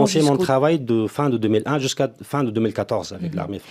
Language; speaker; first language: French; non-native, fluent; Persian